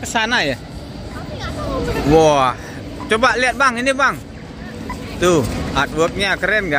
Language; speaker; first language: Indonesian; native; Indonesian